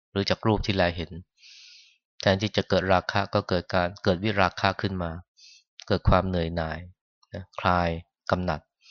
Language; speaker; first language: Thai; native; Thai